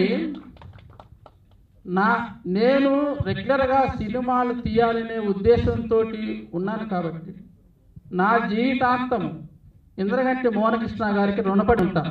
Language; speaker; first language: Telugu; native; Telugu